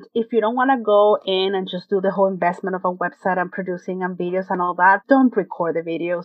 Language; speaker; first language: English; non-native, fluent; Spanish